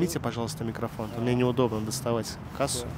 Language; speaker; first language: Russian; native; Russian